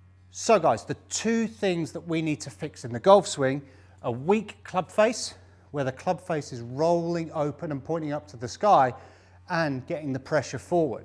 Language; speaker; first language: English; native; English